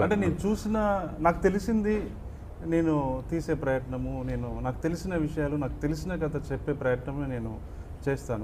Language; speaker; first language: Telugu; native; Telugu